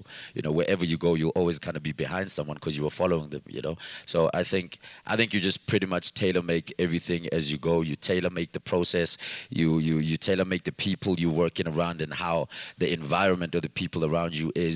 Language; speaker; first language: English; non-native, local second language; Zulu